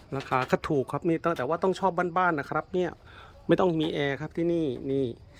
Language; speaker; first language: Thai; native; Thai